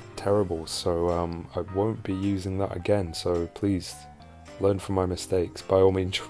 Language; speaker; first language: English; native; English